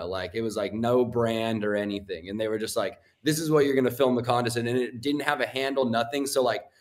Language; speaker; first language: English; native; English